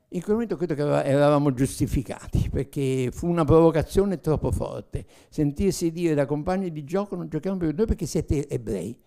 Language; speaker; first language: Italian; native; Italian